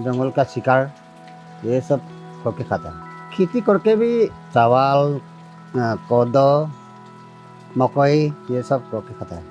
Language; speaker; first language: Hindi; non-native, local second language; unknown